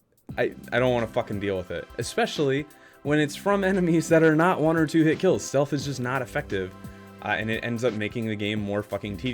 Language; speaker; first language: English; native; English